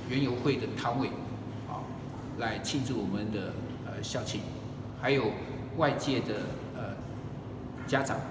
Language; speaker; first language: Chinese; native; Chinese